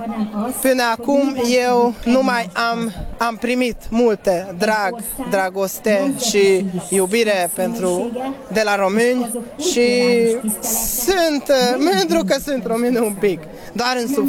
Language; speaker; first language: Romanian; non-native, learner; Hungarian